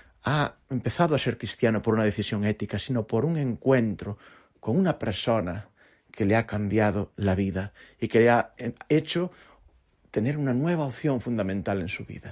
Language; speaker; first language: Spanish; native; Spanish